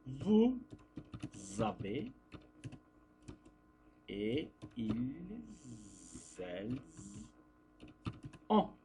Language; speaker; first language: French; non-native, fluent; Turkish